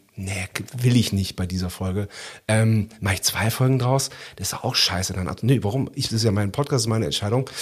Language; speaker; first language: German; native; German